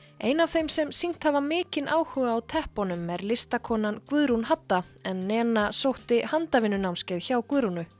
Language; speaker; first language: Icelandic; native; Icelandic